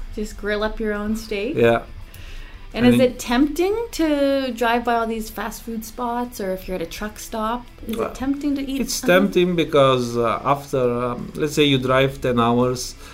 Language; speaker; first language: English; non-native, fluent; Romanian